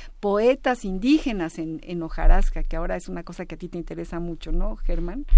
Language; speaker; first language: Spanish; native; Spanish